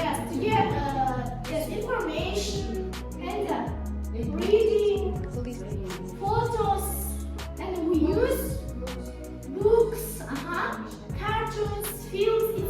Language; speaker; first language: English; non-native, learner; Kazakh